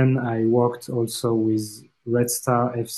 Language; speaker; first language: English; non-native, fluent; French